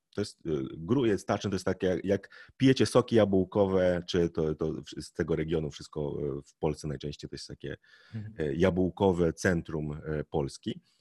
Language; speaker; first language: Polish; native; Polish